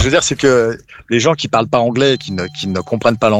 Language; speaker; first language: French; native; French